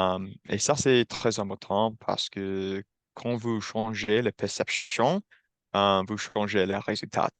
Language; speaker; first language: French; non-native, learner; English